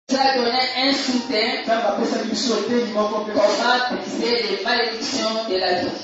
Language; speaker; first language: French; non-native, local second language; Lingala